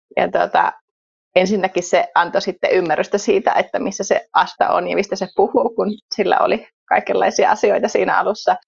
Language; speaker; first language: Finnish; native; Finnish